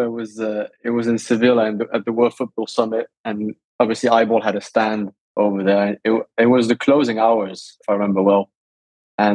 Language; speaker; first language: English; non-native, fluent; Danish